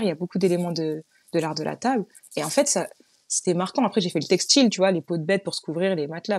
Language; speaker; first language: French; native; French